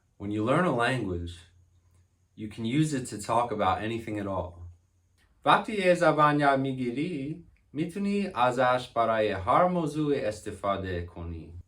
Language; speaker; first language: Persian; non-native, learner; English